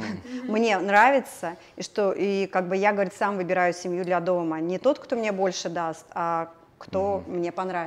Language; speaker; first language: Russian; native; Russian